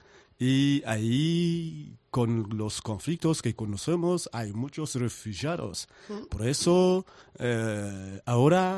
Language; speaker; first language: Spanish; non-native, learner; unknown